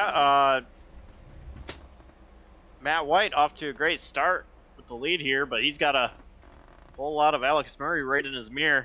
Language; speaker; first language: English; native; English